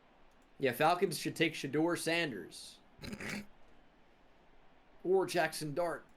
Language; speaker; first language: English; native; English